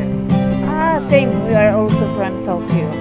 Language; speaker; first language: English; non-native, learner; Filipino